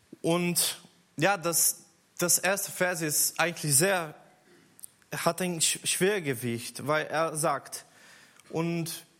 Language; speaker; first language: German; non-native, learner; Portuguese